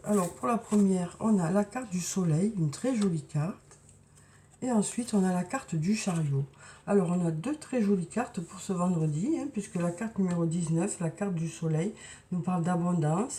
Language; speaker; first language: French; native; French